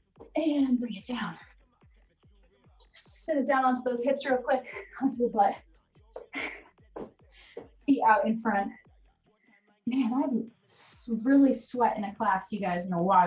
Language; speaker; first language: English; native; English